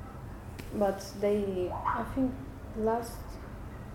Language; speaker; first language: English; non-native, learner; Bulgarian